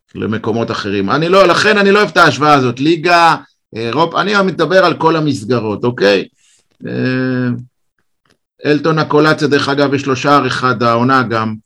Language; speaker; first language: Hebrew; native; Hebrew